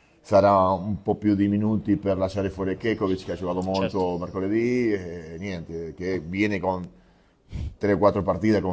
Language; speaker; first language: Italian; non-native, fluent; Spanish